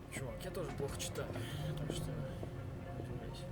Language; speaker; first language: Russian; native; Russian